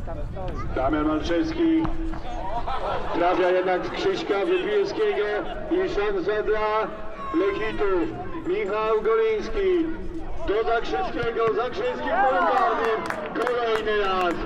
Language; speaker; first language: Polish; native; Polish